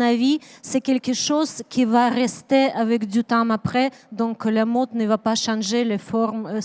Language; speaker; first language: French; non-native, learner; Ukrainian